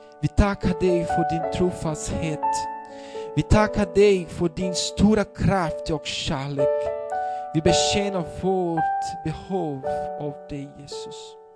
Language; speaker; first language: Swedish; non-native, fluent; Portuguese